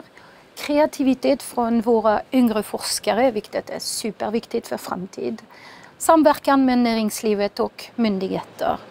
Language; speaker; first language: Swedish; non-native, fluent; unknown